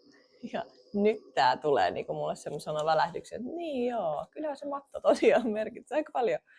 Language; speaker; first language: Finnish; native; Finnish